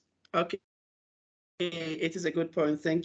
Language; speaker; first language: English; non-native, fluent; Arabic